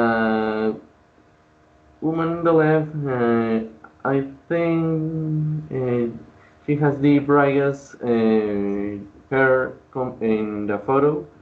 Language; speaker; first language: English; non-native, learner; Spanish